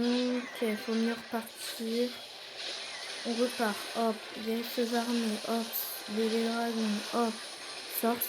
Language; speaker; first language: French; native; French